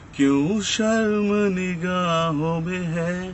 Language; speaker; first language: Hindi; native; Hindi